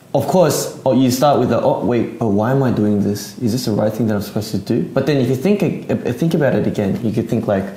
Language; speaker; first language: English; early bilingual, other home language; Korean